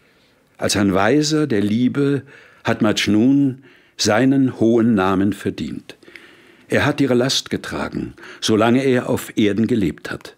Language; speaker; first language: German; native; German